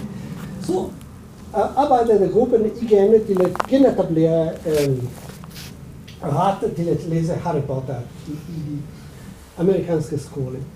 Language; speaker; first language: German; non-native, learner; Italian